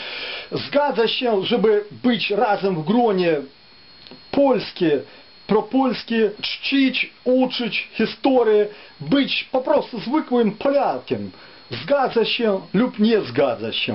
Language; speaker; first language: Polish; non-native, fluent; Ukrainian